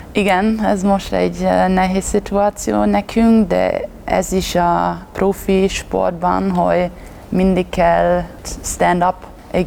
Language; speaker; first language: Hungarian; non-native, learner; German